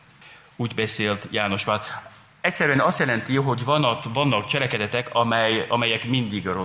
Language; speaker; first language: Hungarian; non-native, fluent; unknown